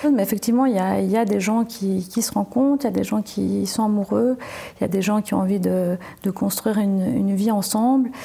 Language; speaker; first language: French; native; French